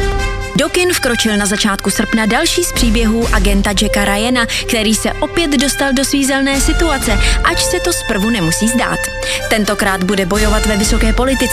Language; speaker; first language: Czech; native; Czech